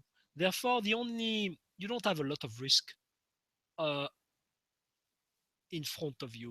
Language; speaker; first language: English; non-native, fluent; French